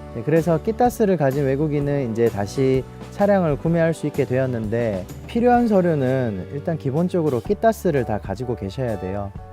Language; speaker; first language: Korean; native; Korean